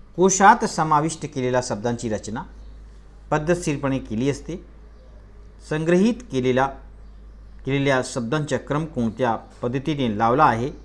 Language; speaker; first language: Marathi; non-native, local second language; Hindi